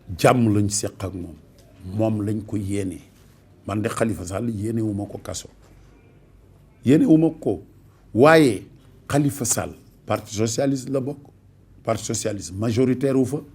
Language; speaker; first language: Wolof; native; Wolof